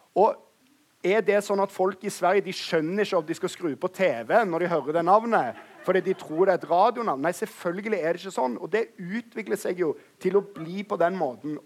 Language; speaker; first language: Norwegian; native; Norwegian